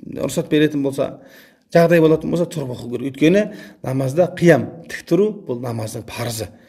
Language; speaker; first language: Kazakh; native; Kazakh